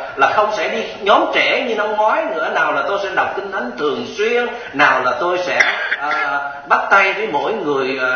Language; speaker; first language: Vietnamese; native; Vietnamese